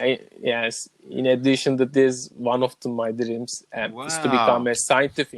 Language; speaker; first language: English; non-native, learner; Turkish